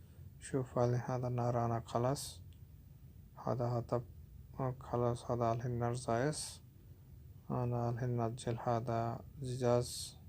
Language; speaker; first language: Arabic; non-native, learner; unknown